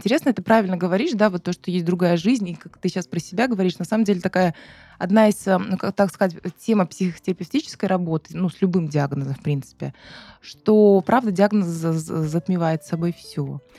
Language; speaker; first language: Russian; native; Russian